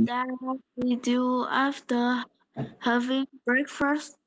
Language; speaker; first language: English; non-native, learner; Polish